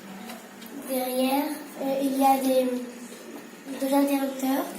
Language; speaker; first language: French; non-native, local second language; Spanish